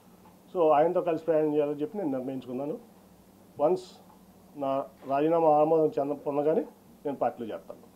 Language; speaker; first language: Telugu; native; Telugu